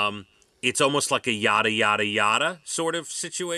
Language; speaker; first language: English; native; English